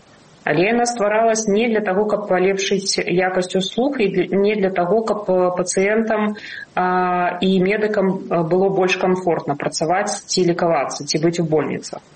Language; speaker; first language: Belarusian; non-native, local second language; Russian